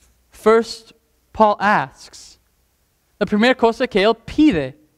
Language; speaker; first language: Spanish; non-native, fluent; English